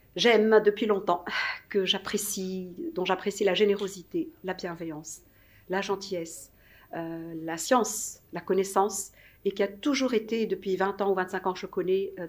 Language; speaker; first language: French; non-native, local second language; Arabic